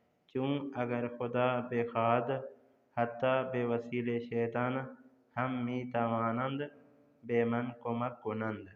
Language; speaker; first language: Persian; non-native, fluent; Urdu